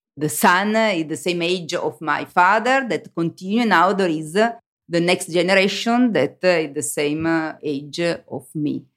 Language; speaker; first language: English; non-native, learner; Italian